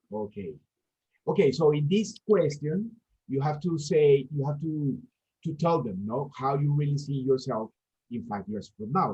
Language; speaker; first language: English; non-native, fluent; Spanish